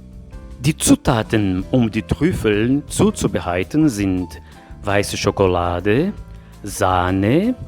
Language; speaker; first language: German; non-native, fluent; Portuguese